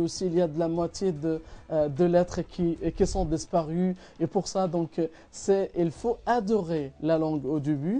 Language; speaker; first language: French; non-native, fluent; Arabic